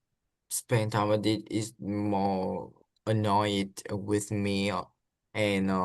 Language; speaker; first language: English; non-native, learner; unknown